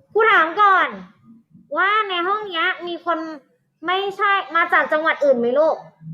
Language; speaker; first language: Thai; native; Thai